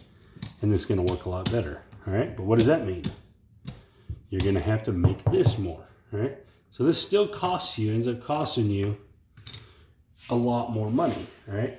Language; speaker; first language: English; native; English